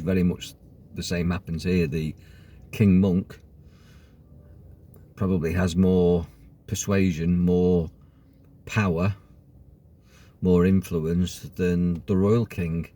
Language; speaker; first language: English; native; English